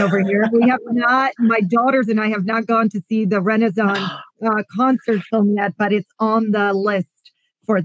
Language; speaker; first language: English; non-native, fluent; Polish